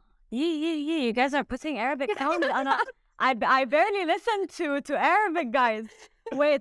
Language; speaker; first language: English; early bilingual, other home language; French